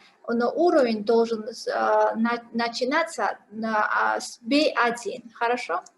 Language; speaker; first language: Russian; non-native, fluent; Georgian